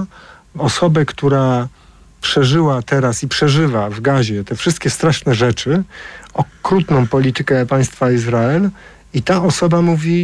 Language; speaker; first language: Polish; native; Polish